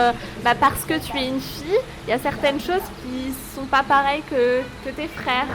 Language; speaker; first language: French; native; French